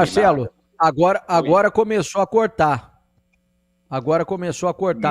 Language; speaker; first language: Portuguese; native; Portuguese